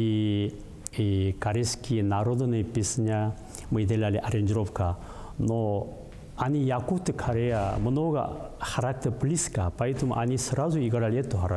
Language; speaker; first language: Russian; non-native, learner; Korean